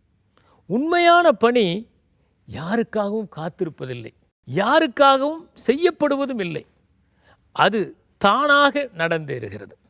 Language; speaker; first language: Tamil; native; Tamil